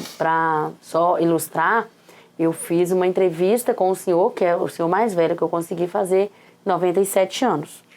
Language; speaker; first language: Portuguese; native; Portuguese